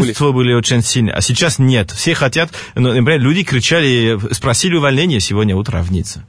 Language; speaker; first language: Russian; non-native, fluent; French